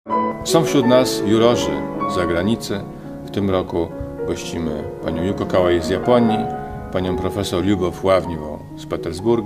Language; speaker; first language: Polish; native; Polish